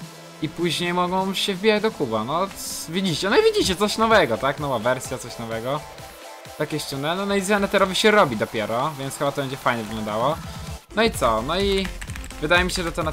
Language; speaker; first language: Polish; native; Polish